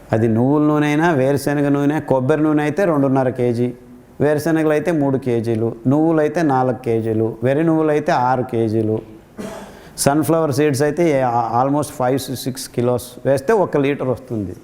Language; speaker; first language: Telugu; native; Telugu